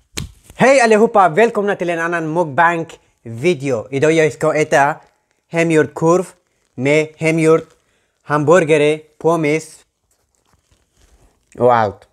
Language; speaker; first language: Swedish; non-native, learner; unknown